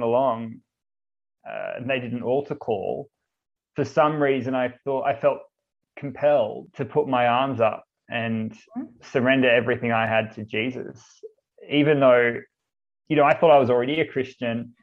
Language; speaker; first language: English; native; English